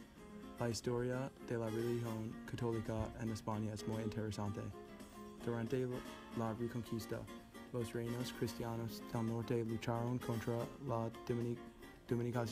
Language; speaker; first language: Spanish; non-native, learner; English